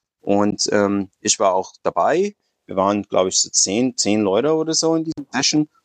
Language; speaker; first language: German; non-native, fluent; English